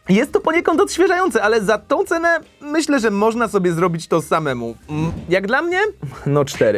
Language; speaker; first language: Polish; native; Polish